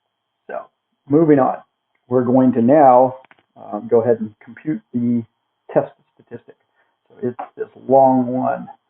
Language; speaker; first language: English; native; English